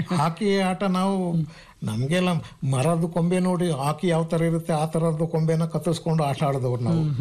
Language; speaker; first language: Kannada; non-native, local second language; Kodava